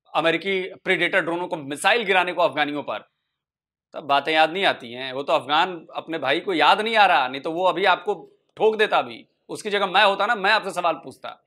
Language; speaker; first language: Hindi; native; Hindi